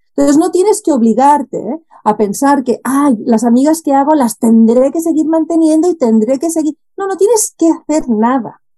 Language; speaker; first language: Spanish; native; Spanish